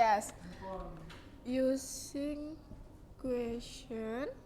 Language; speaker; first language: English; non-native, learner; Indonesian